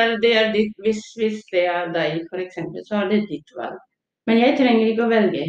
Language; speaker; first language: Norwegian; non-native, fluent; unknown